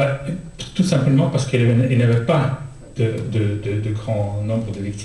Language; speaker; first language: French; non-native, fluent; Russian